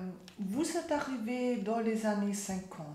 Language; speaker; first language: French; non-native, fluent; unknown